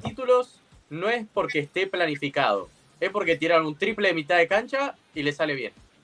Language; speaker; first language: Spanish; native; Spanish